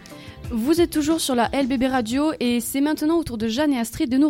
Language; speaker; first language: French; native; French